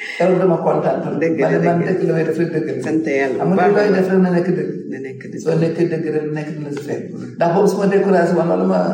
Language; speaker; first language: Wolof; native; Wolof